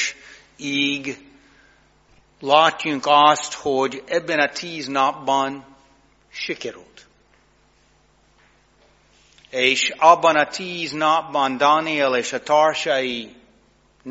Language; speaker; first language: Hungarian; non-native, fluent; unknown